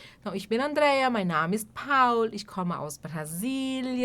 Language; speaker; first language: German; non-native, fluent; Portuguese